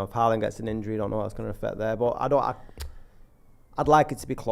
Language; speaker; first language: English; native; English